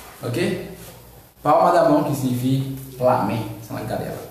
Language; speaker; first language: Portuguese; non-native, learner; Haitian Creole